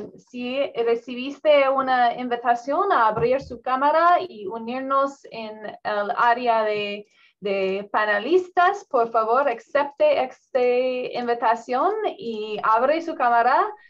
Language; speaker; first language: Spanish; non-native, learner; English